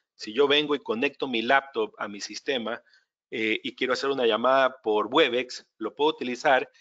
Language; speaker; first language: Spanish; native; Spanish